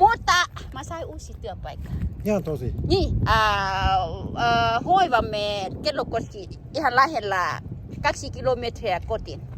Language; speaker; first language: Finnish; non-native, learner; Thai